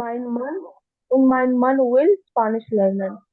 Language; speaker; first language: German; non-native, learner; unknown